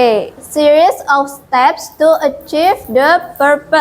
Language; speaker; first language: English; non-native, fluent; Indonesian